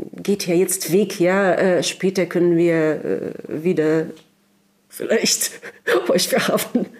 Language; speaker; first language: German; non-native, learner; Russian